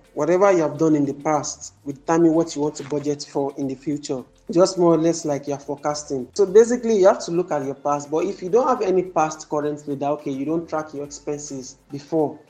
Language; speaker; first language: English; non-native, local second language; Yoruba